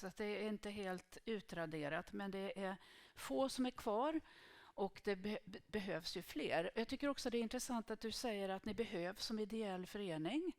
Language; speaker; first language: Swedish; native; Swedish